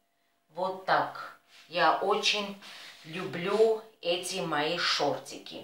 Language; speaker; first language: Russian; non-native, fluent; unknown